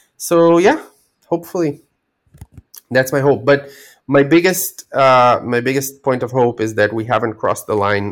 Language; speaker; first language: English; non-native, fluent; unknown